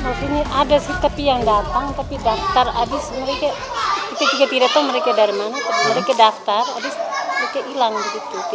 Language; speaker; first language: Indonesian; non-native, local second language; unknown